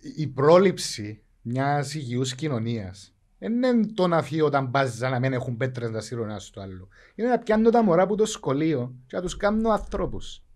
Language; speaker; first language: Greek; native; Greek